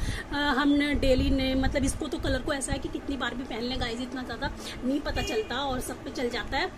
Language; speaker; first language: Hindi; native; Hindi